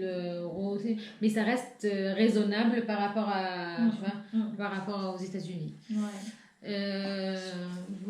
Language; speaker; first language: French; non-native, local second language; Arabic